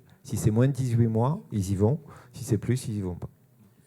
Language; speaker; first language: French; native; French